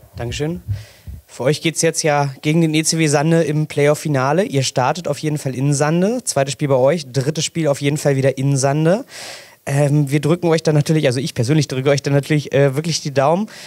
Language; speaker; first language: German; native; German